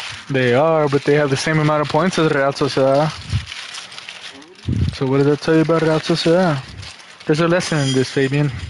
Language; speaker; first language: English; early bilingual, other home language; Spanish